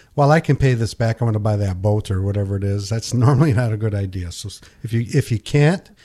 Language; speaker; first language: English; native; English